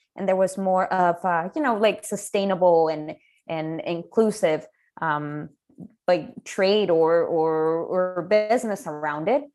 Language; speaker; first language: English; non-native, fluent; Spanish